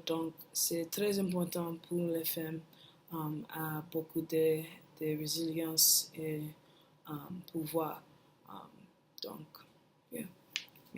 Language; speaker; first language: French; non-native, learner; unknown